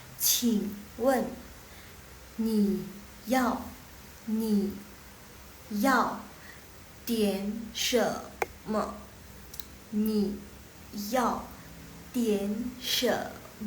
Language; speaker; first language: Chinese; non-native, fluent; Indonesian